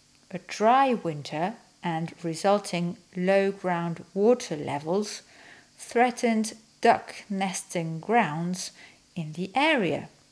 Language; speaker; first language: English; non-native, fluent; French